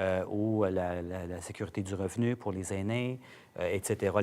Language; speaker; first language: French; native; French